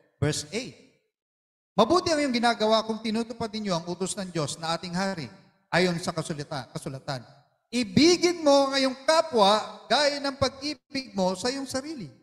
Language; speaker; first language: Filipino; non-native, local second language; Iloko